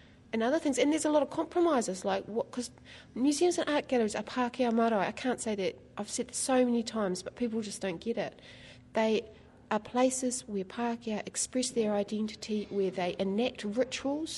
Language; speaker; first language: English; native; English